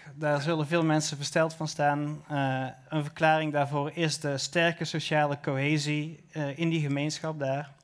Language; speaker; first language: Dutch; native; Dutch